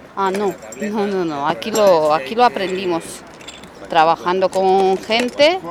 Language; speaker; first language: Spanish; non-native, fluent; Romanian